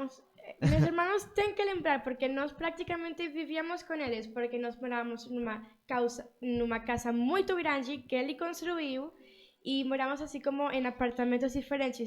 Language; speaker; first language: Portuguese; early bilingual, other home language; Spanish